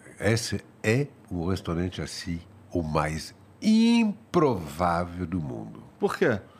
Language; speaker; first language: Portuguese; non-native, fluent; French